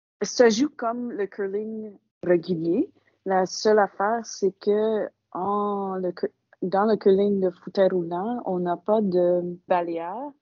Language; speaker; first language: French; non-native, local second language; English